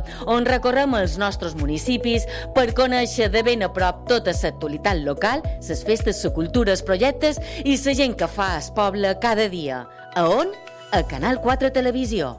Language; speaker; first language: Catalan; native; Catalan